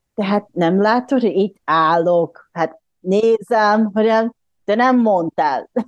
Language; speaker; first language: Hungarian; non-native, fluent; Japanese